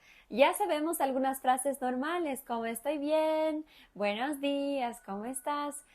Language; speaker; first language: Spanish; non-native, fluent; Portuguese